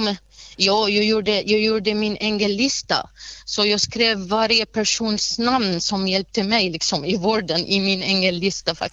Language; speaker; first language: Swedish; non-native, fluent; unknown